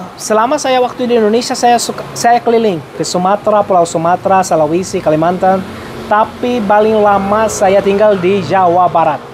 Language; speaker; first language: Indonesian; non-native, fluent; Arabic